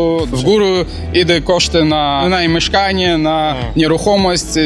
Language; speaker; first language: Polish; non-native, learner; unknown